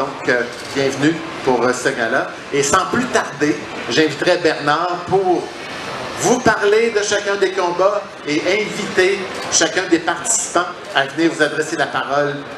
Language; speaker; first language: French; native; French